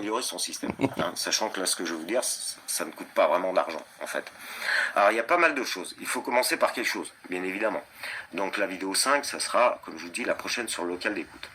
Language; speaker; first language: French; native; French